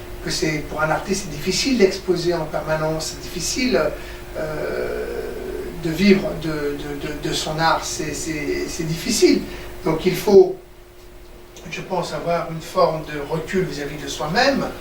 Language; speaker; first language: French; native; French